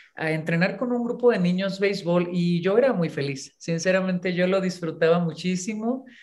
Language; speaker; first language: Spanish; native; Spanish